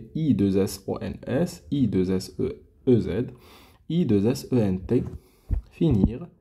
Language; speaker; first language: French; non-native, local second language; Arabic